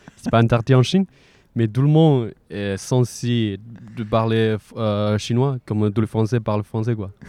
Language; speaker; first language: French; non-native, fluent; Chinese